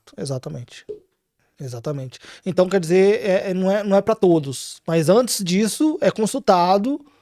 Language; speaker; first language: Portuguese; native; Portuguese